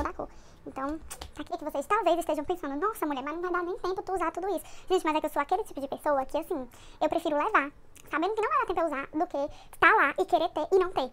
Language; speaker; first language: Portuguese; native; Portuguese